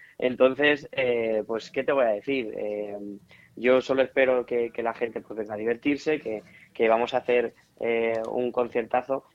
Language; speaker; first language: Spanish; native; Spanish